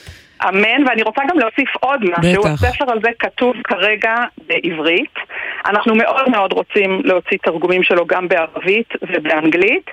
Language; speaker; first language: Hebrew; native; Hebrew